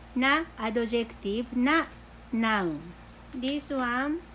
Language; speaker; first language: English; non-native, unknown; Japanese